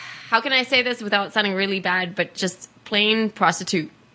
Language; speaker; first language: English; early bilingual, other home language; Spanish